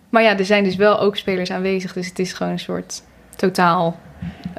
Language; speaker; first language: Dutch; native; Dutch